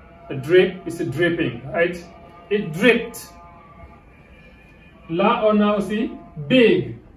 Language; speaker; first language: English; non-native, fluent; Wolof